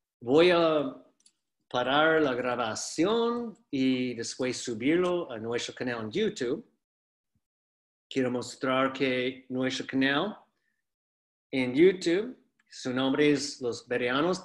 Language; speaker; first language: Spanish; non-native, fluent; English